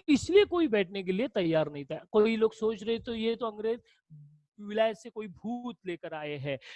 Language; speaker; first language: Hindi; non-native, local second language; Marathi